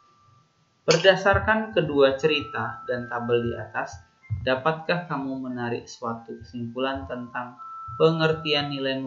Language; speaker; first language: Indonesian; native; Indonesian